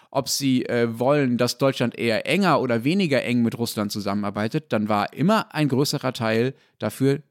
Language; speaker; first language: German; native; German